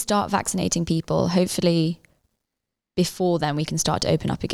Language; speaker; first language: English; native; English